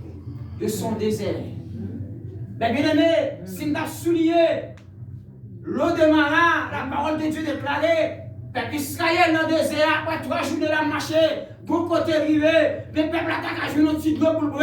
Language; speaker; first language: French; non-native, local second language; Haitian Creole